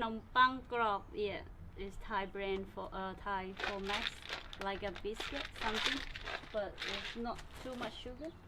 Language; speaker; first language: English; non-native, learner; Thai